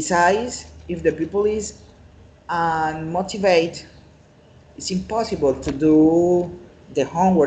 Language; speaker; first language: English; non-native, learner; Spanish